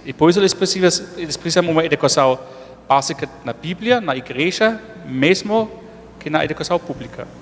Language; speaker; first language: Portuguese; non-native, fluent; German